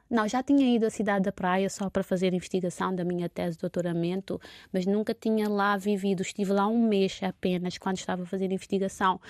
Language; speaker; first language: Portuguese; non-native, local second language; Kabuverdianu